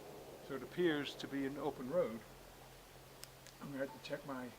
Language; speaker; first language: English; native; English